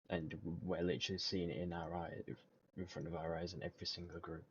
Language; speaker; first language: English; native; English